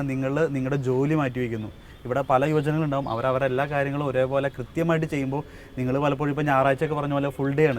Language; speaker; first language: Malayalam; native; Malayalam